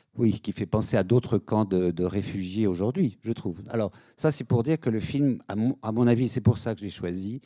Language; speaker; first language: French; native; French